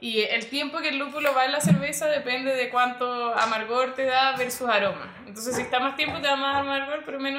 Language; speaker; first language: Spanish; native; Spanish